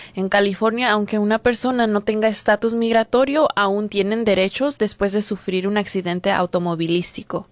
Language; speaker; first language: Spanish; early bilingual, heritage; Spanish